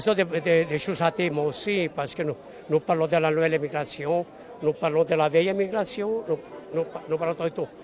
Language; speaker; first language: French; non-native, fluent; Italian